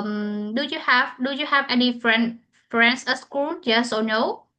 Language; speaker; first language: English; non-native, fluent; Vietnamese